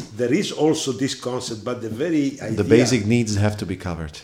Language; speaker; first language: English; non-native, fluent; Italian